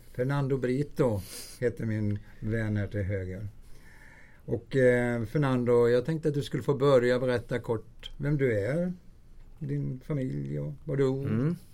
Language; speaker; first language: Swedish; native; Swedish